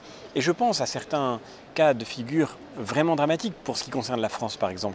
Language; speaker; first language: French; native; French